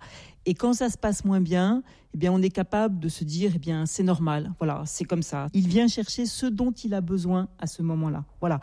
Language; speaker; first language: French; native; French